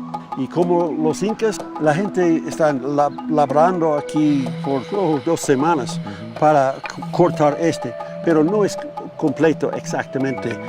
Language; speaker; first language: Spanish; non-native, fluent; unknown